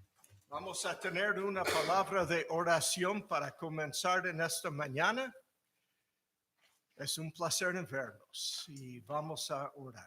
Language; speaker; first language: Spanish; non-native, fluent; English